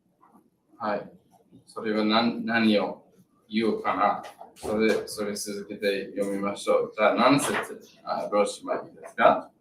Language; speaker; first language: Japanese; non-native, learner; English